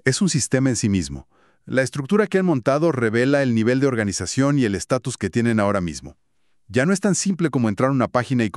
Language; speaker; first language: Spanish; native; Spanish